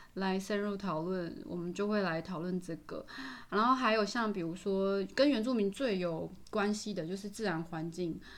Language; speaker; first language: Chinese; native; Chinese